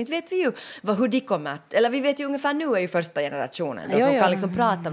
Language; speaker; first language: Swedish; native; Swedish